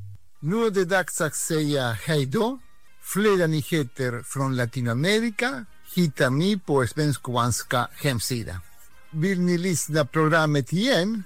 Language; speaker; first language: Swedish; non-native, fluent; Spanish